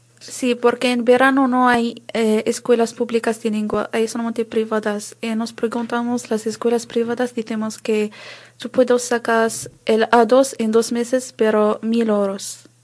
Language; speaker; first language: Spanish; non-native, learner; Arabic